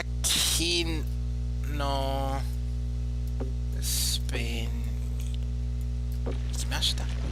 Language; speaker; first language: Japanese; non-native, learner; English